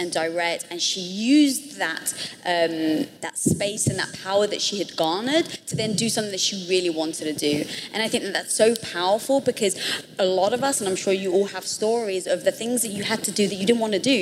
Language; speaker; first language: English; native; English